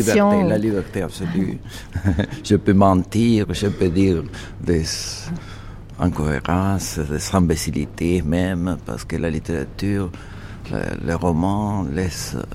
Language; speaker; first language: French; non-native, fluent; Spanish